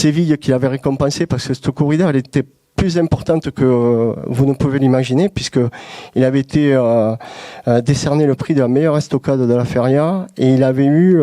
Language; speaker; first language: French; native; French